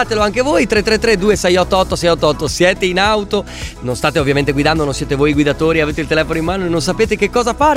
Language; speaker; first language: Italian; native; Italian